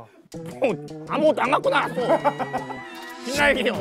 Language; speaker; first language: Korean; native; Korean